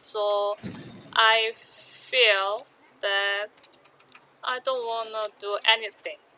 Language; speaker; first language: English; non-native, learner; Korean